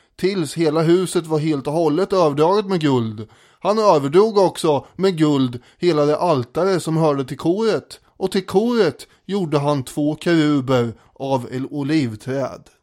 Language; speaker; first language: Swedish; native; Swedish